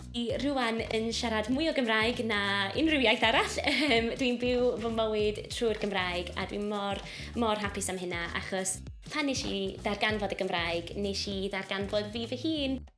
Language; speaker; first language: Welsh; non-native, local second language; English